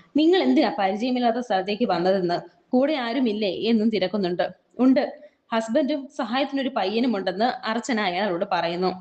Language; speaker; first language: Malayalam; native; Malayalam